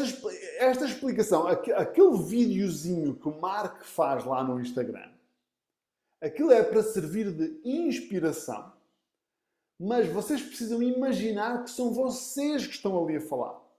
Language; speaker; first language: Portuguese; early bilingual, heritage; Portuguese